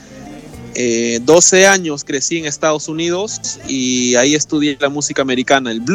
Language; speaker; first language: Spanish; native; Spanish